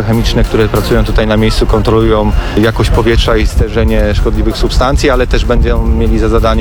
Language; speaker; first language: Polish; native; Polish